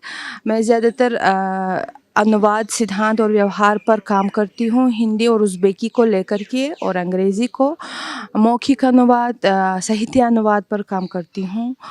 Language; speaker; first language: Hindi; non-native, fluent; Uzbek